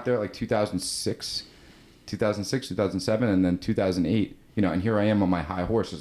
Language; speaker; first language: English; native; English